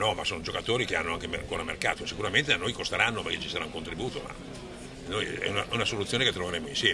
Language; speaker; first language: Italian; native; Italian